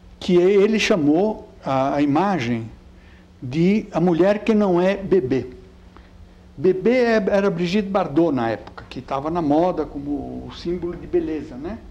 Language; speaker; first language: Portuguese; early bilingual, other home language; Italian